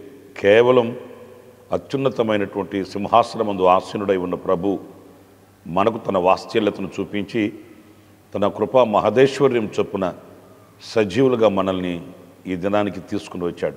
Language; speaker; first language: Telugu; native; Telugu